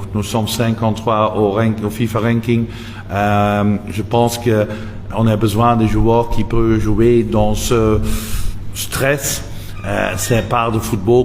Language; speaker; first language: French; non-native, local second language; Dutch